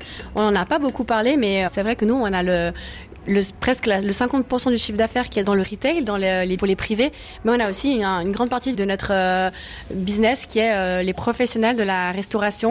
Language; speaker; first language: French; native; French